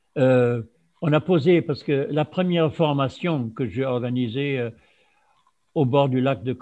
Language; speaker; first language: French; non-native, fluent; German